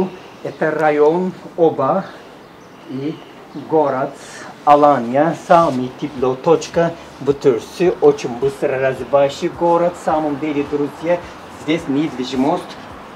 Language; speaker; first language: Russian; non-native, learner; Turkish